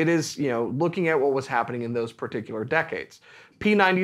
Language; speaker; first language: English; native; English